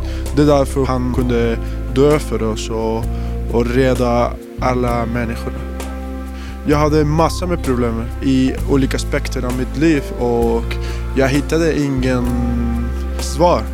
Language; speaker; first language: Swedish; non-native, learner; Spanish